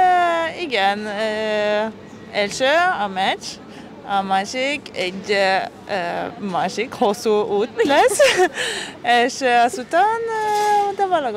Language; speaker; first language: Hungarian; non-native, learner; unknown